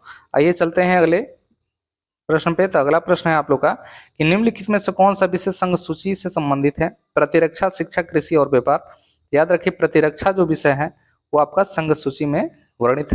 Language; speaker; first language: Hindi; native; Hindi